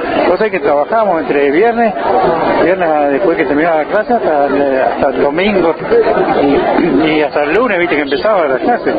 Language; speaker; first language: Spanish; native; Spanish